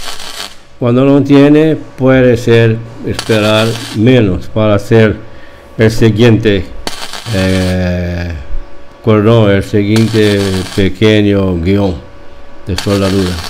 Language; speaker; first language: Spanish; non-native, fluent; Portuguese